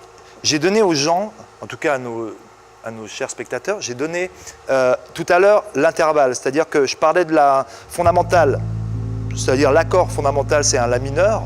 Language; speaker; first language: French; native; French